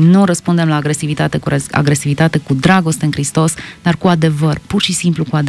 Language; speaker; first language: Romanian; native; Romanian